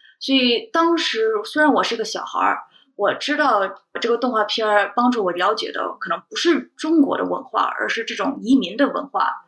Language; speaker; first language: Chinese; early bilingual, heritage; Chinese